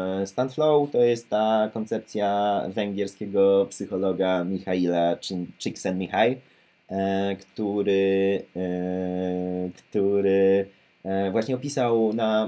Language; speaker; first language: Polish; native; Polish